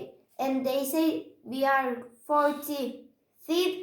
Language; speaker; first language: English; non-native, learner; Turkish